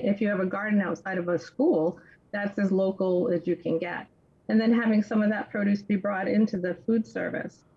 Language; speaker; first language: English; native; English